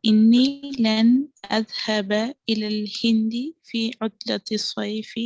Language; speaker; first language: Arabic; non-native, learner; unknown